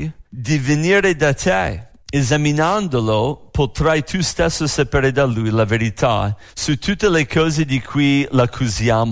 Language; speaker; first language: Italian; non-native, fluent; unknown